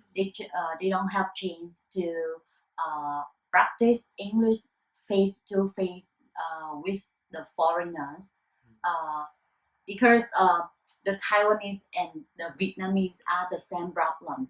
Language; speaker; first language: English; non-native, learner; Vietnamese